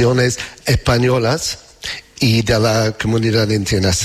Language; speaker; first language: Spanish; non-native, fluent; English